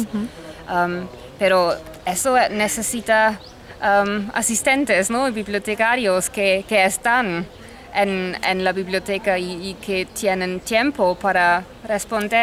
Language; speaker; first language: Spanish; non-native, fluent; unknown